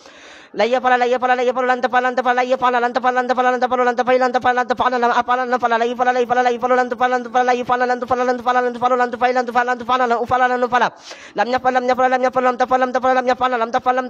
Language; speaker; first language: Arabic; non-native, learner; Bangla